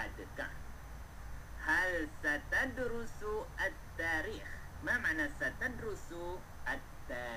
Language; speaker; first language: Arabic; non-native, fluent; Malay